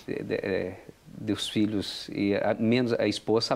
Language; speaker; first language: Portuguese; native; Portuguese